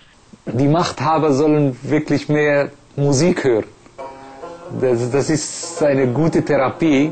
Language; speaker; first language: German; non-native, fluent; Persian